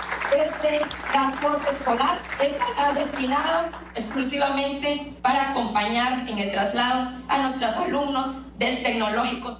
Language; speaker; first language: Spanish; native; Spanish